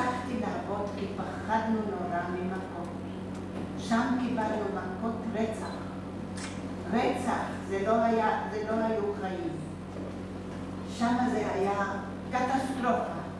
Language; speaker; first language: Hebrew; non-native, fluent; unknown